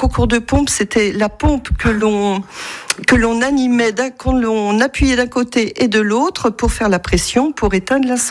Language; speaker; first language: French; native; French